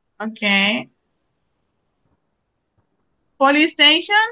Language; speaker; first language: English; non-native, learner; Spanish